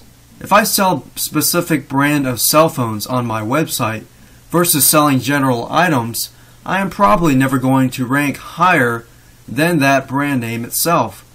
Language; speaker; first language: English; native; English